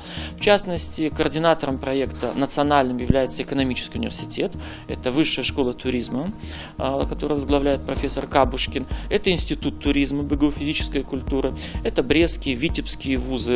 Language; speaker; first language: Russian; native; Russian